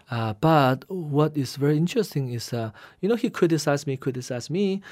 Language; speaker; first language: English; non-native, fluent; Min Nan Chinese